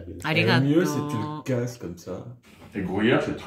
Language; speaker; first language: French; native; French